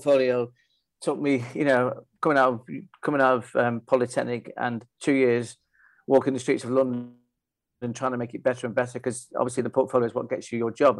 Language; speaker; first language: English; native; English